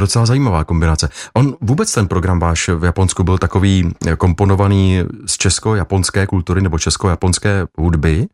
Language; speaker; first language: Czech; native; Czech